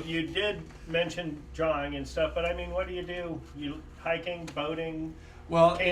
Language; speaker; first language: English; native; English